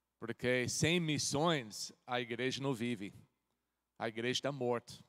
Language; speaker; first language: Portuguese; non-native, fluent; English